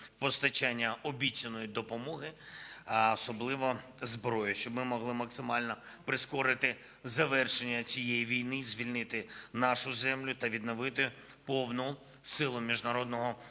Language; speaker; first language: Ukrainian; non-native, local second language; Russian